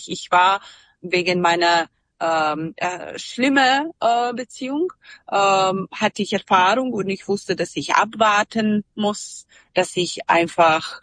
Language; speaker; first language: German; non-native, learner; Serbian